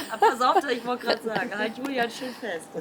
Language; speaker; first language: German; native; German